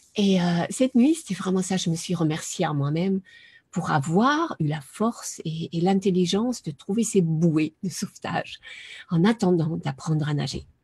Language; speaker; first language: French; non-native, fluent; German